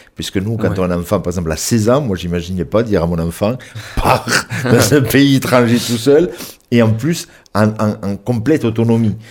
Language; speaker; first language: French; native; French